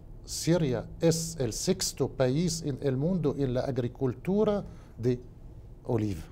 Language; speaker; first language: Spanish; non-native, learner; Arabic